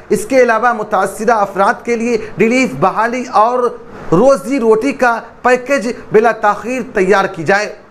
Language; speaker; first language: Urdu; native; Urdu